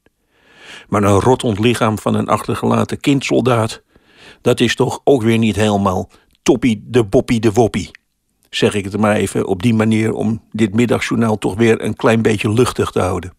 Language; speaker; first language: Dutch; native; Dutch